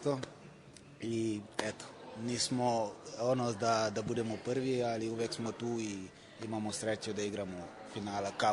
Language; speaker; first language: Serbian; non-native, fluent; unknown